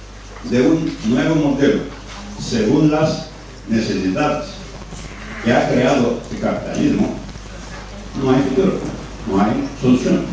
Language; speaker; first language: Spanish; non-native, learner; Greek